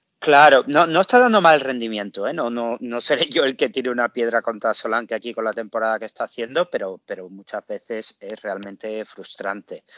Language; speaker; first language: Spanish; early bilingual, other home language; Portuguese